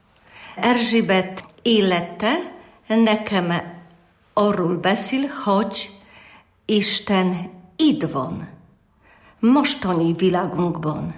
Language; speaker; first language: Hungarian; non-native, learner; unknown